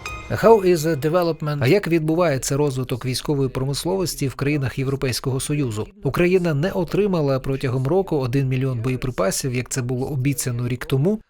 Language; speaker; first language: Ukrainian; native; Ukrainian